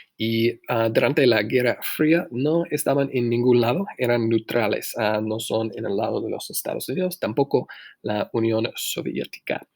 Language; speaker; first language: Spanish; non-native, fluent; English